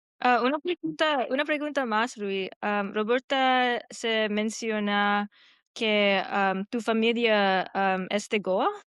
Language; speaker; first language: Spanish; non-native, learner; English